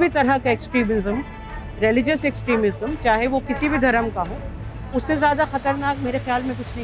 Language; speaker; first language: Hindi; native; Hindi